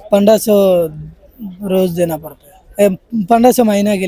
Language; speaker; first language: Hindi; non-native, learner; Bangla